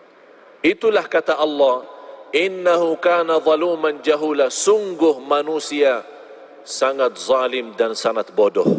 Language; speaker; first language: Indonesian; non-native, fluent; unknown